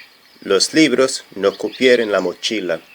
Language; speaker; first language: Spanish; non-native, fluent; Portuguese